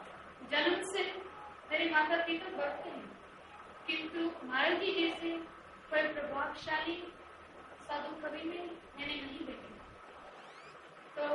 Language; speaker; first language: Hindi; non-native, fluent; English